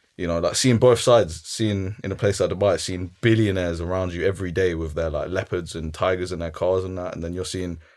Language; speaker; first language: English; early bilingual, other home language; Arabic